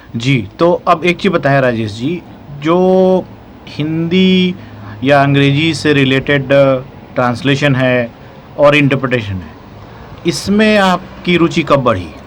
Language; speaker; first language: Hindi; native; Hindi